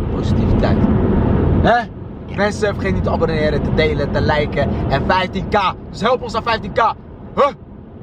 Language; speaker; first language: Dutch; native; Dutch